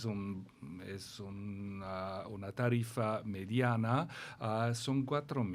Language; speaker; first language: Spanish; non-native, fluent; German